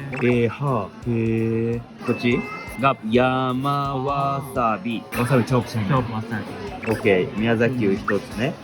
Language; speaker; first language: Thai; non-native, learner; Japanese